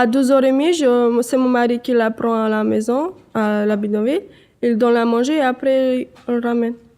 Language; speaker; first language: French; non-native, learner; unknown